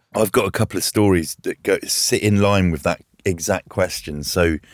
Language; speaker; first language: English; native; English